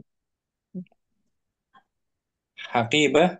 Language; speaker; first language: Indonesian; native; Indonesian